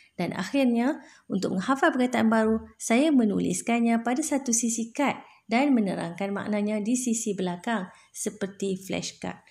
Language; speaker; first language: Malay; native; Malay